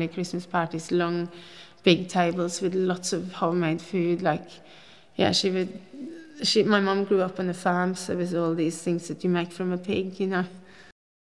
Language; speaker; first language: English; non-native, fluent; Norwegian